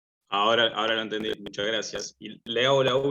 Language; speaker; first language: Spanish; native; Spanish